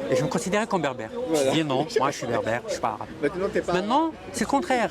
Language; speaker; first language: French; native; French